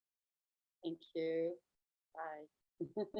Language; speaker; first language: English; non-native, fluent; French